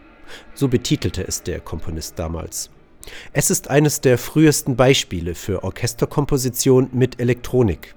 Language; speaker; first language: German; native; German